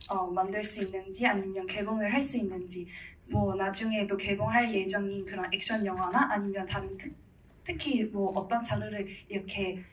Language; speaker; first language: Korean; non-native, fluent; Cantonese